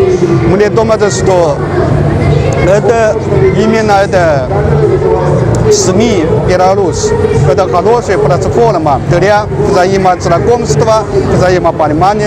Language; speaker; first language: Russian; non-native, learner; Chinese